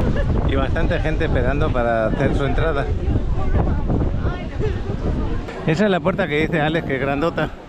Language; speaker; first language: Spanish; native; Spanish